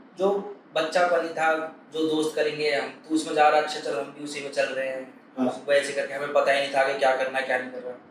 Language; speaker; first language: Hindi; native; Hindi